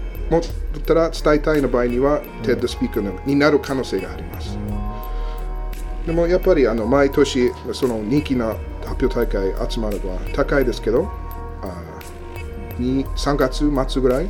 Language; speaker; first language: Japanese; non-native, learner; English